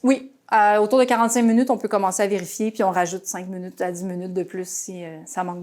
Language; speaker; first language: French; native; French